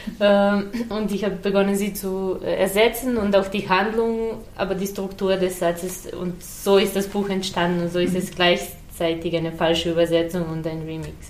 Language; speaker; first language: German; non-native, fluent; Serbian